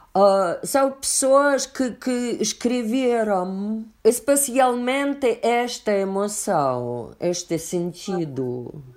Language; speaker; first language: Portuguese; non-native, learner; Russian